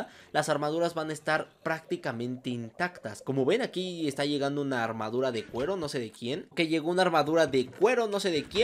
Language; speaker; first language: Spanish; native; Spanish